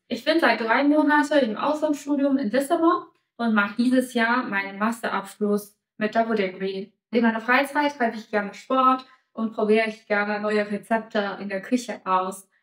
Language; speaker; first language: German; non-native, fluent; Chinese